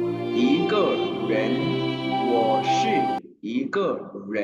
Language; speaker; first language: Chinese; non-native, fluent; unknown